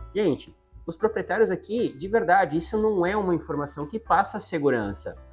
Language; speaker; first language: Portuguese; native; Portuguese